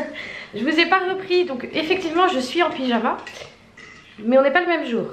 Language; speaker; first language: French; native; French